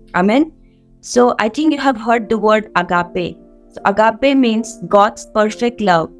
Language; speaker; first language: English; non-native, local second language; Assamese